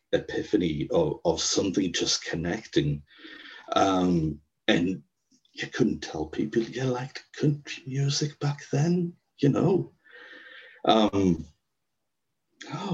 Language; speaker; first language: English; native; English